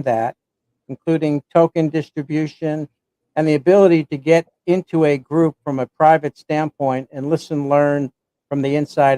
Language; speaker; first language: English; native; English